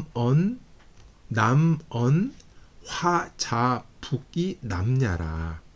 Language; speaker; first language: Korean; native; Korean